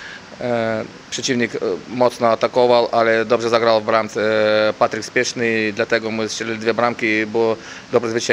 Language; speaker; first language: Polish; non-native, learner; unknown